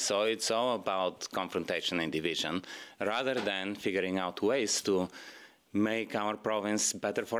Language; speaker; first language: English; non-native, fluent; Bulgarian